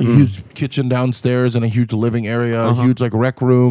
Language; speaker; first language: English; native; English